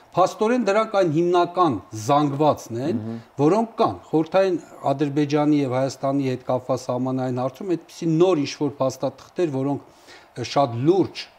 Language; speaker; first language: Armenian; native; Armenian